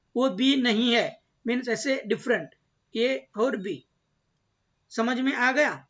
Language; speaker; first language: Hindi; non-native, local second language; Marathi